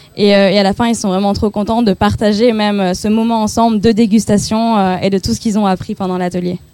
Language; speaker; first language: French; native; French